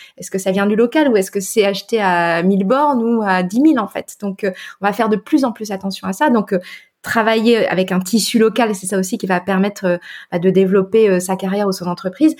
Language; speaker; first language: French; native; French